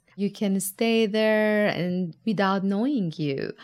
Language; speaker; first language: English; non-native, fluent; Persian